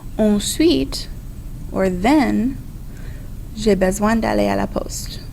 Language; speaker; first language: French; non-native, fluent; English